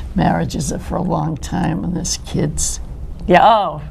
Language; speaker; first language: English; native; English